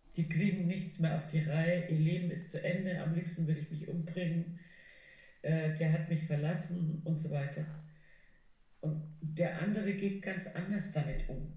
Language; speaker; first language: German; non-native, fluent; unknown